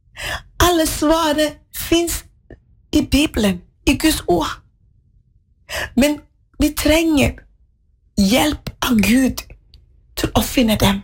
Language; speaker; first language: Norwegian; non-native, fluent; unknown